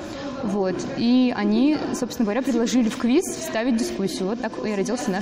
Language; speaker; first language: Russian; native; Russian